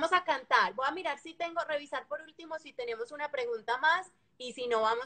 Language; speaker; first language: Spanish; native; Spanish